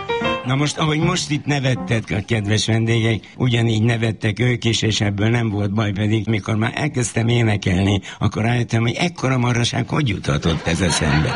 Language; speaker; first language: Hungarian; native; Hungarian